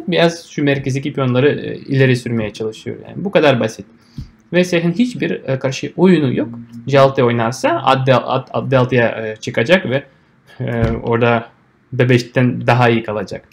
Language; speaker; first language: Turkish; non-native, fluent; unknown